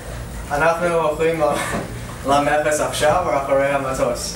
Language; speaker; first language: Hebrew; non-native, learner; English